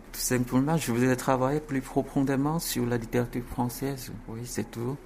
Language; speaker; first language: French; non-native, fluent; Korean